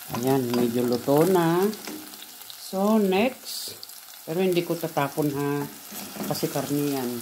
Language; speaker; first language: Filipino; non-native, local second language; Iloko